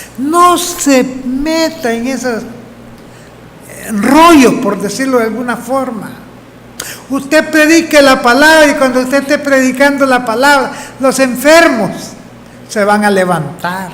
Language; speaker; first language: Spanish; native; Spanish